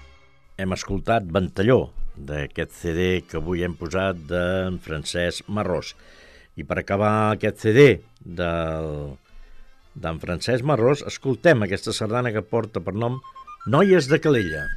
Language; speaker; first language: Catalan; native; Catalan